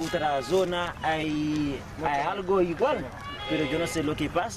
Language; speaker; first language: Spanish; non-native, learner; Haitian Creole